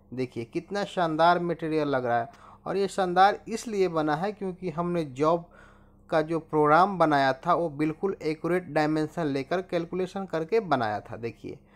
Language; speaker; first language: Hindi; native; Hindi